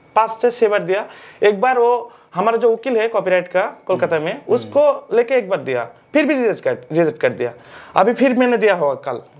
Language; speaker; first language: Hindi; non-native, local second language; Bangla